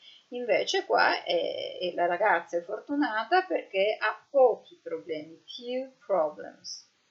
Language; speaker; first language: Italian; native; Italian